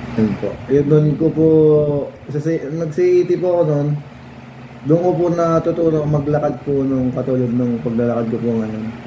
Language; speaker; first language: Filipino; native; Filipino